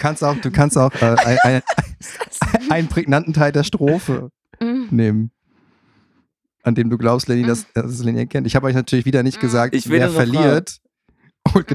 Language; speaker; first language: German; native; German